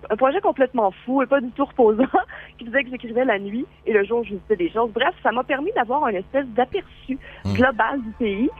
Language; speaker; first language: French; native; French